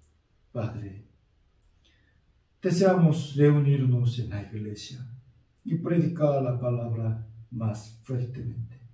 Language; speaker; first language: Spanish; non-native, fluent; Korean